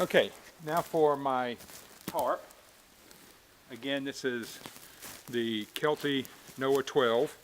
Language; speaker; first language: English; native; English